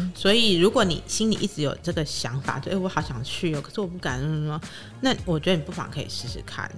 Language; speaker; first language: Chinese; native; Chinese